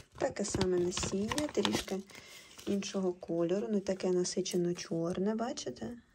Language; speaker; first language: Ukrainian; non-native, local second language; Russian